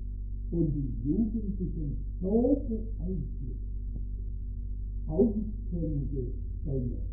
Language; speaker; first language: German; native; German